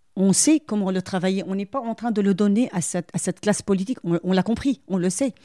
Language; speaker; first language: French; non-native, local second language; Arabic